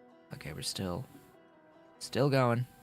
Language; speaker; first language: English; native; English